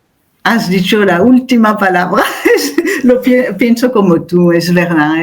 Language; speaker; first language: Spanish; non-native, fluent; French